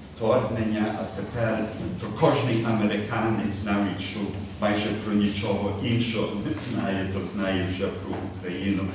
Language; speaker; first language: Ukrainian; early bilingual, heritage; Ukrainian